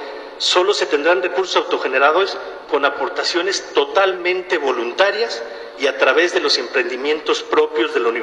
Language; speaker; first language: Spanish; native; Spanish